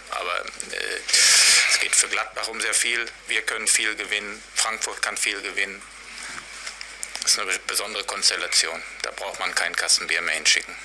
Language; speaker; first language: German; native; German